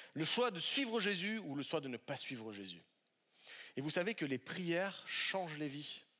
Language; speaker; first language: French; native; French